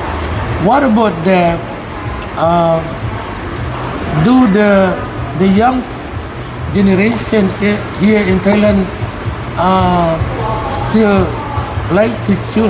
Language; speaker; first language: English; non-native, learner; Indonesian